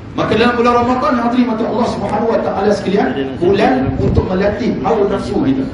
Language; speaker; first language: Malay; native; Malay